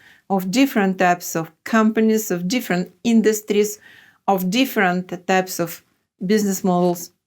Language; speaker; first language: English; non-native, fluent; Russian